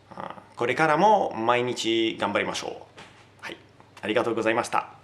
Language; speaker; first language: Japanese; non-native, learner; Italian